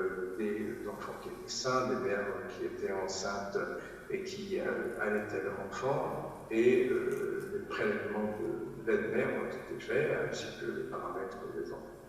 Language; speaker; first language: French; native; French